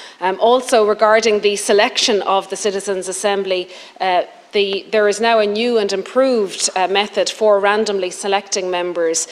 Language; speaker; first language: English; native; English